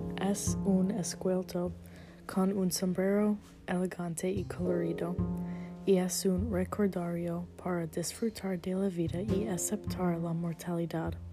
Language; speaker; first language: Spanish; non-native, learner; English